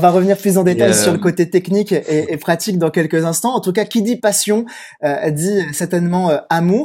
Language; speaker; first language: French; native; French